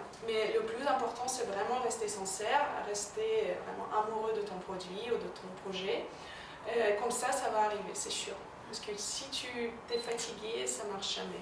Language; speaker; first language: French; non-native, fluent; Russian